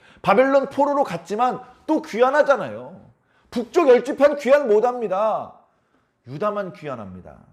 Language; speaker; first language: Korean; native; Korean